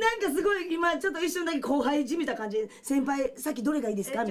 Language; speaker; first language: Japanese; native; Japanese